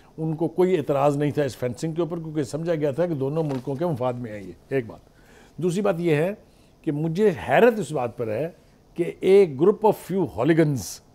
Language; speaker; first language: Urdu; native; Urdu